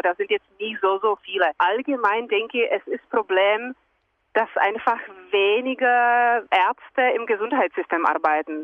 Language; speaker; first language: German; non-native, fluent; Czech